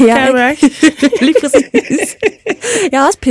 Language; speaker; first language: Danish; native; Danish